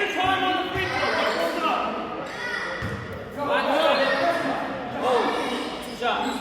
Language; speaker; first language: English; native; English